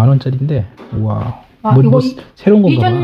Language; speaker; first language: Korean; native; Korean